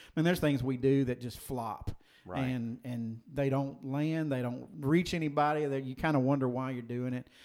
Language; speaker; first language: English; native; English